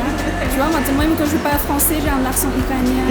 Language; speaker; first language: French; non-native, fluent; Chinese